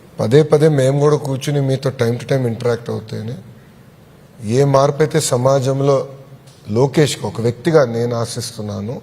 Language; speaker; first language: Telugu; native; Telugu